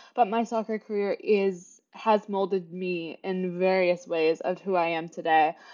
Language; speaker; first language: English; native; English